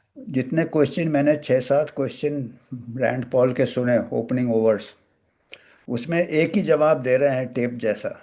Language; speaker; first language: Hindi; non-native, local second language; Bangla